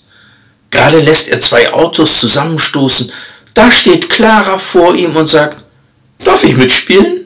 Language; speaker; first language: German; native; German